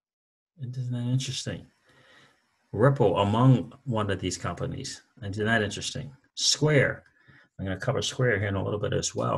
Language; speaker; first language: English; native; English